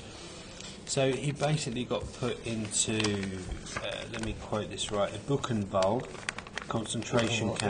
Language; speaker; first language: English; native; English